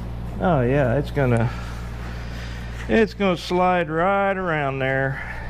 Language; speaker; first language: English; native; English